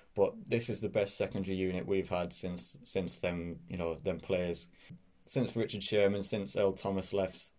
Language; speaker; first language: English; native; English